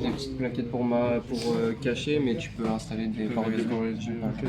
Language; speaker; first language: French; native; French